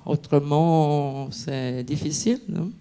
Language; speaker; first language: French; non-native, fluent; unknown